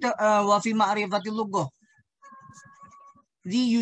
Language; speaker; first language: Arabic; non-native, learner; Indonesian